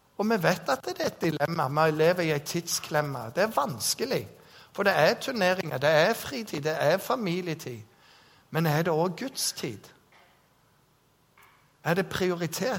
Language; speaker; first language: Norwegian; native; Norwegian